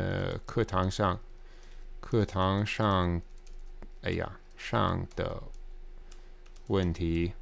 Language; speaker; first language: Chinese; non-native, fluent; English